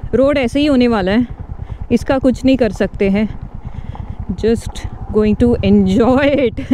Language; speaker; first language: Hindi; non-native, local second language; Marathi